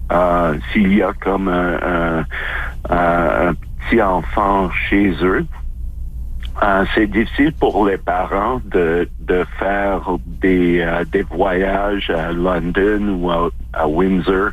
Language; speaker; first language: French; non-native, fluent; English